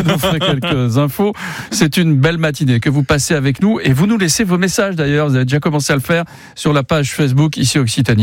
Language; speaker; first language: French; native; French